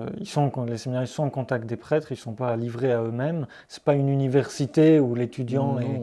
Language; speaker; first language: French; native; French